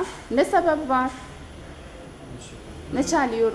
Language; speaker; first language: Turkish; non-native, learner; Persian